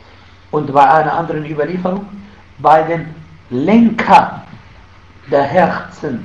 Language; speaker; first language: German; non-native, fluent; Arabic